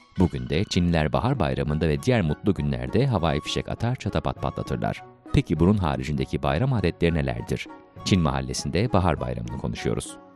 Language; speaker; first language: Turkish; native; Turkish